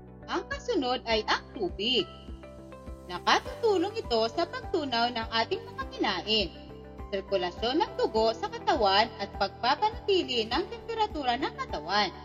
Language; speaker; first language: Filipino; native; Filipino